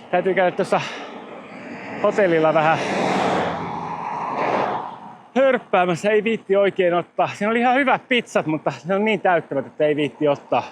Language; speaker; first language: Finnish; native; Finnish